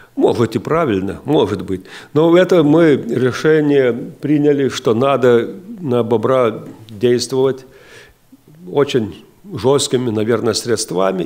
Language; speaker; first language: Russian; non-native, local second language; Lithuanian